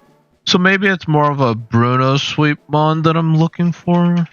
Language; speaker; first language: English; native; English